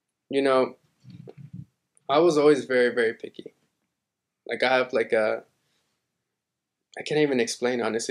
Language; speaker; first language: English; early bilingual, other home language; Spanish